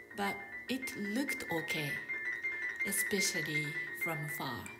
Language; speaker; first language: English; non-native, fluent; Japanese